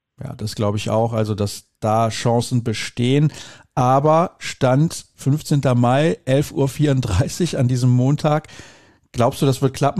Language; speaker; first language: German; native; German